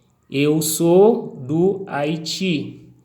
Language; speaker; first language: Portuguese; non-native, fluent; Haitian Creole